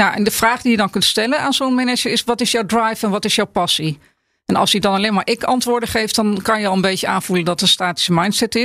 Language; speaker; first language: Dutch; native; Dutch